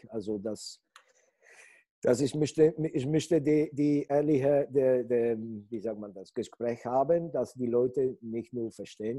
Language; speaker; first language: German; non-native, fluent; Polish